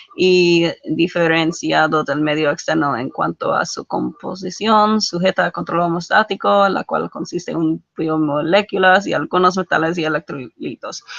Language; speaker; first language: Spanish; non-native, learner; English